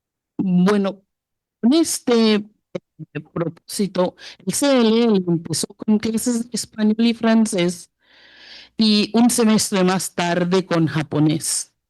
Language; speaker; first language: Spanish; non-native, fluent; English